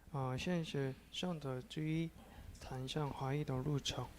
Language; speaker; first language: Chinese; non-native, learner; Korean